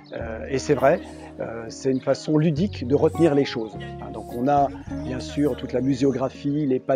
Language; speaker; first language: French; native; French